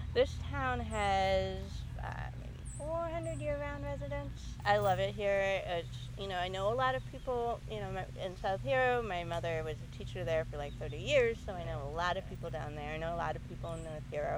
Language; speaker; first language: English; native; English